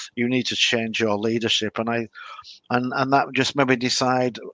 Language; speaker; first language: English; native; English